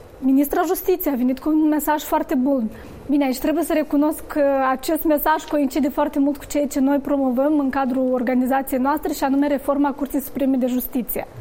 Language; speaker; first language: Romanian; native; Romanian